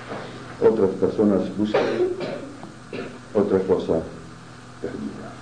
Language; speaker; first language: Spanish; non-native, fluent; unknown